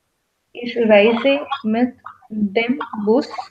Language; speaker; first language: German; non-native, learner; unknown